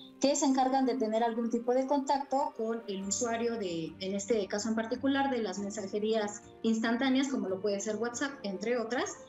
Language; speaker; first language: Spanish; native; Spanish